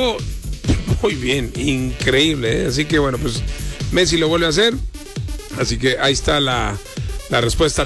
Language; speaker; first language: Spanish; native; Spanish